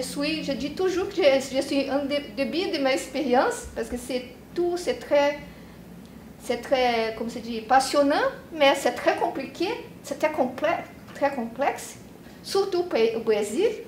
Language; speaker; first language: French; non-native, learner; Portuguese